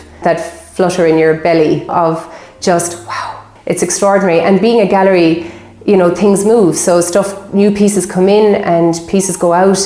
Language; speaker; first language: English; native; English